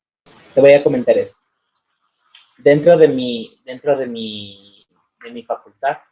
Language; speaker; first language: Spanish; native; Spanish